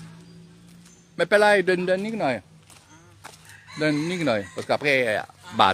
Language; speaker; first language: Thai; non-native, learner; French